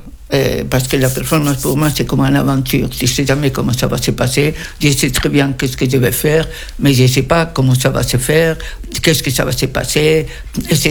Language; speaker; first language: French; non-native, fluent; Spanish